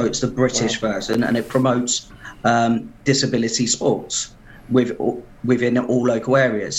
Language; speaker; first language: English; native; English